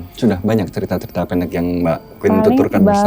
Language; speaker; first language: Indonesian; native; Indonesian